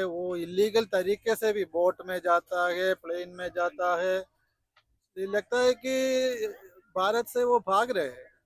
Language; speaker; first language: Hindi; non-native, local second language; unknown